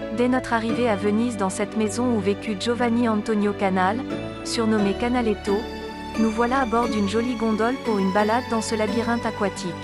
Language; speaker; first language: French; native; French